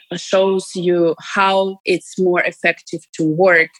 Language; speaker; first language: English; non-native, fluent; Ukrainian